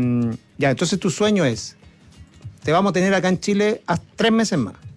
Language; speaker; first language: Spanish; native; Spanish